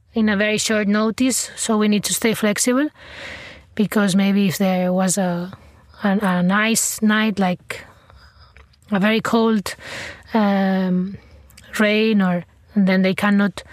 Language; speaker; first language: English; non-native, fluent; Spanish